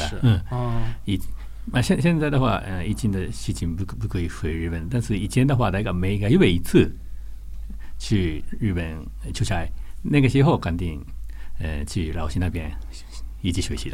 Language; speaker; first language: Chinese; non-native, learner; Japanese